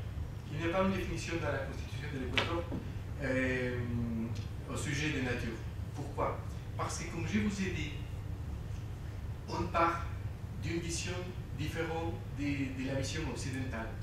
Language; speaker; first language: French; non-native, fluent; Spanish